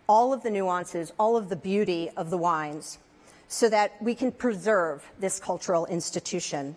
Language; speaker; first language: English; native; English